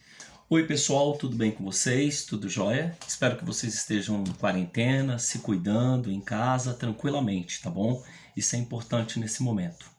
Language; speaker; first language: Portuguese; native; Portuguese